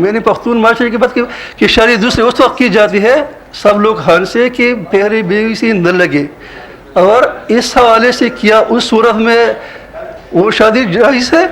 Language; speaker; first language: Urdu; non-native, local second language; Pashto